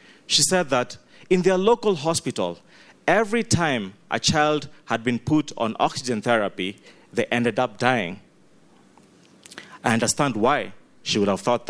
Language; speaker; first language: English; non-native, local second language; Ganda